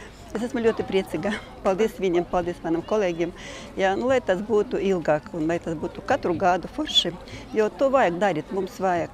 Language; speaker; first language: Latvian; non-native, local second language; Russian